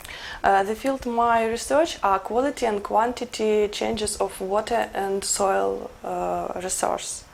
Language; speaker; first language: English; non-native, learner; Ukrainian